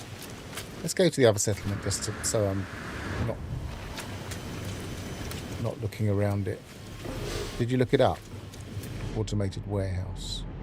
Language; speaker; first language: English; native; English